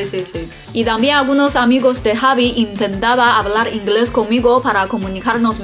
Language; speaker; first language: Spanish; non-native, fluent; Chinese